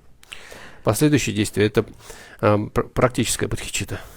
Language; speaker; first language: Russian; native; Russian